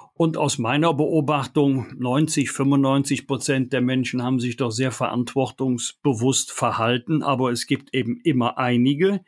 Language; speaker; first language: German; native; German